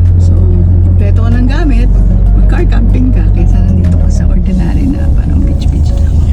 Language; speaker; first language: Filipino; native; Filipino